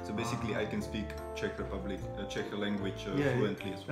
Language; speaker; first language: English; non-native, fluent; Slovak